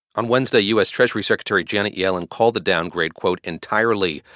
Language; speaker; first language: English; native; English